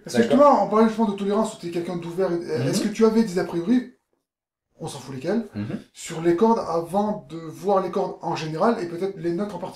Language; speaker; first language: French; native; French